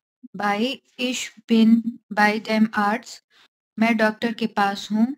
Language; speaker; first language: German; non-native, learner; Urdu